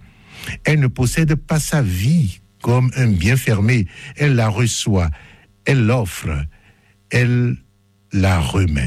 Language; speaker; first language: French; native; French